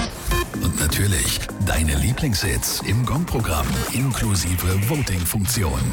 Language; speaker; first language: German; native; German